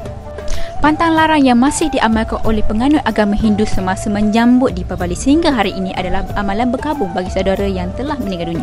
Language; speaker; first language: Malay; native; Malay